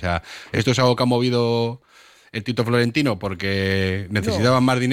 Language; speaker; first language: Spanish; native; Spanish